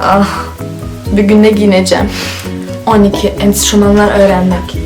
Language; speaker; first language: Turkish; early bilingual, heritage; Turkish